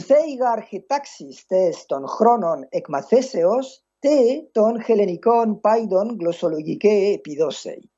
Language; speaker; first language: Greek; non-native, fluent; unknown